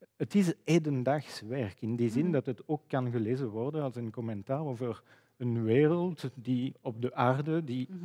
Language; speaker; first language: Dutch; non-native, fluent; French